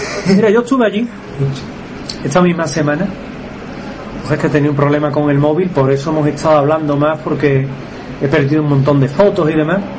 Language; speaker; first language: Spanish; native; Spanish